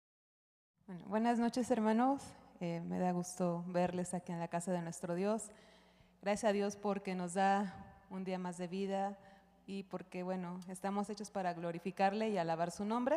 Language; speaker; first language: Spanish; native; Spanish